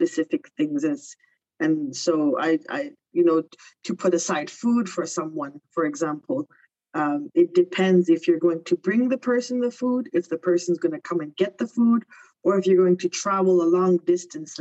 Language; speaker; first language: English; early bilingual, other home language; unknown